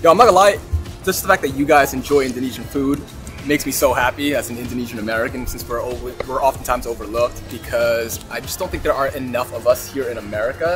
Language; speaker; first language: English; early bilingual, other home language; Indonesian